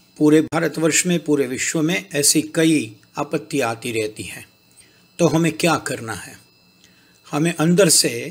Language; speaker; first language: Hindi; non-native, local second language; Gujarati